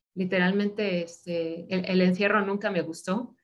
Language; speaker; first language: Spanish; native; Spanish